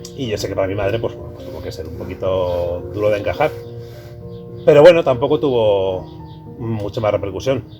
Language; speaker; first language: Spanish; native; Spanish